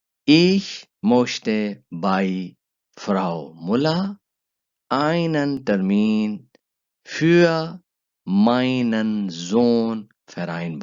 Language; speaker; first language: German; non-native, learner; Urdu